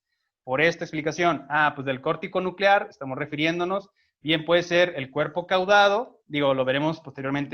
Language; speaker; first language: Spanish; native; Spanish